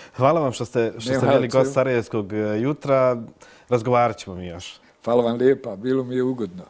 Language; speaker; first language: Bosnian; native; Bosnian